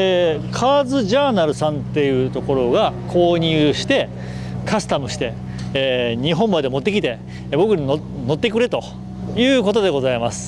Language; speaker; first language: Japanese; native; Japanese